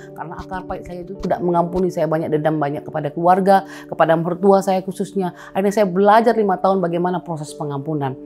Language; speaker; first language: Indonesian; native; Indonesian